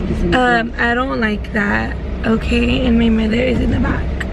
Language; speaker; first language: English; early bilingual, other home language; Spanish